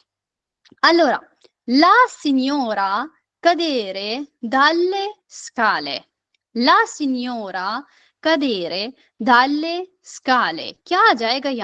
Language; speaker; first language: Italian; non-native, fluent; Urdu